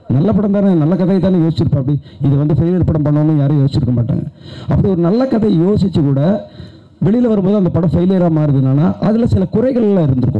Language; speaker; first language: Tamil; native; Tamil